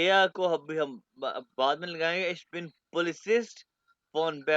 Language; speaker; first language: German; non-native, fluent; Urdu